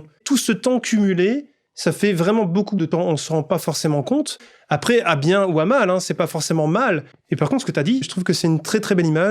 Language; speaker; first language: French; native; French